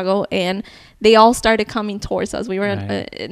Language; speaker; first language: English; native; English